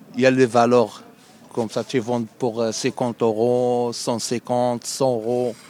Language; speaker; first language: French; non-native, learner; Arabic